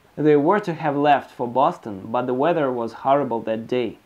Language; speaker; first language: English; non-native, fluent; Russian